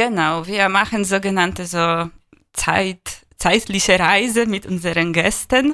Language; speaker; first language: German; non-native, fluent; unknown